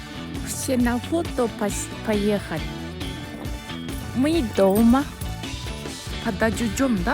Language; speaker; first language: Russian; non-native, learner; Japanese